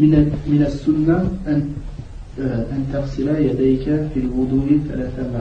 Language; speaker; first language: Arabic; non-native, learner; French